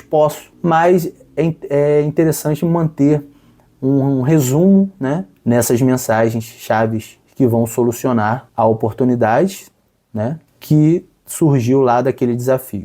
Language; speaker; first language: Portuguese; native; Portuguese